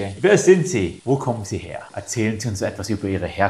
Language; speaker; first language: German; native; German